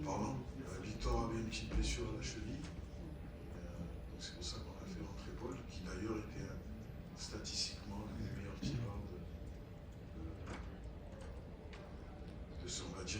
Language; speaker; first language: French; native; French